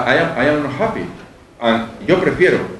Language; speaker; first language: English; non-native, learner; Spanish